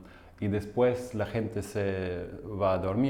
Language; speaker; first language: Spanish; non-native, fluent; German